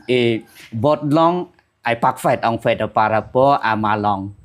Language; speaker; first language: French; non-native, fluent; Khmer